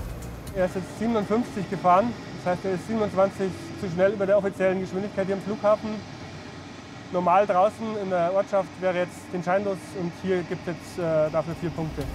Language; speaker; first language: German; native; German